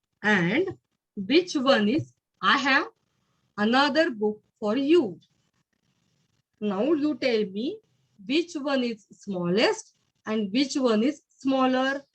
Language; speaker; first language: English; non-native, learner; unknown